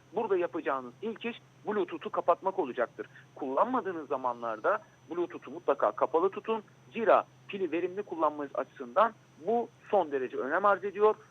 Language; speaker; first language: Turkish; native; Turkish